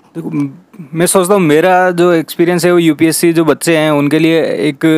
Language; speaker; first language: Hindi; native; Hindi